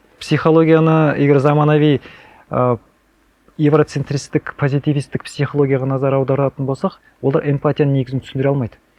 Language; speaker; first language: Kazakh; native; Kazakh